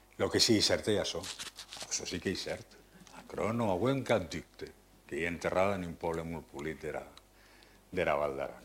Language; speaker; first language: Catalan; non-native, local second language; Occitan